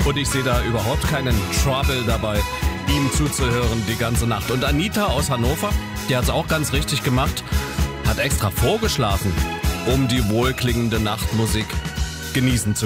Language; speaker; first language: German; native; German